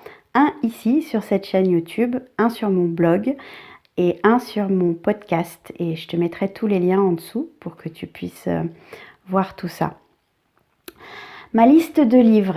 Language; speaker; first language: French; native; French